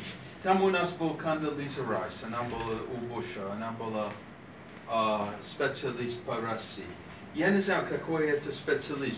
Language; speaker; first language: Russian; non-native, fluent; English